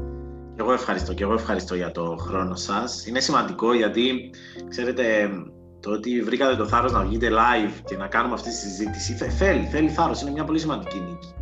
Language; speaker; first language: Greek; native; Greek